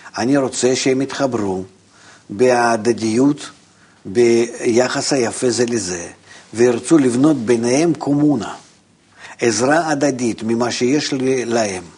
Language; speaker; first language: Hebrew; non-native, fluent; Russian